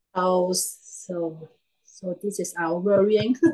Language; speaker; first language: English; non-native, learner; Cantonese